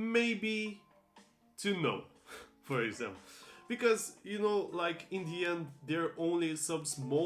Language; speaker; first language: English; non-native, fluent; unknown